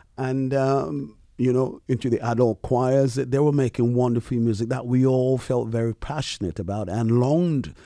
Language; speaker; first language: English; early bilingual, other home language; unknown